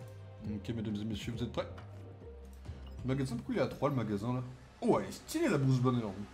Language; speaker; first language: French; native; French